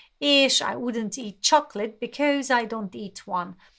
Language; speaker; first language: English; non-native, fluent; Hungarian